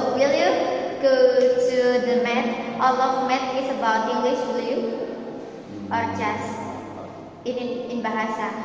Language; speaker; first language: English; non-native, learner; Indonesian